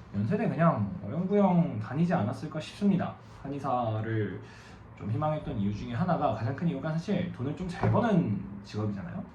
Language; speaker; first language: Korean; native; Korean